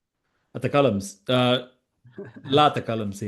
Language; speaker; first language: Arabic; non-native, learner; Spanish